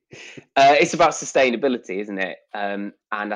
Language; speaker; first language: English; native; English